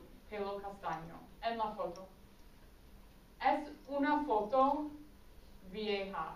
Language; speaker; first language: Spanish; non-native, fluent; English